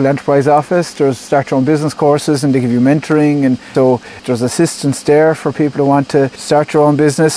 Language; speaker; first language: English; native; English